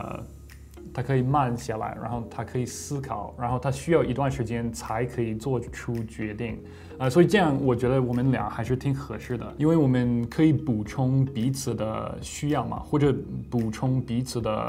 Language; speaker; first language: Chinese; non-native, fluent; English